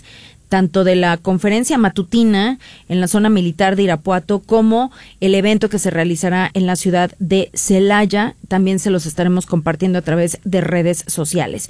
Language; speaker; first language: Spanish; native; Spanish